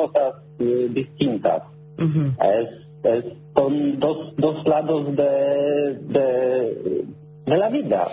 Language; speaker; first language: Spanish; non-native, learner; Polish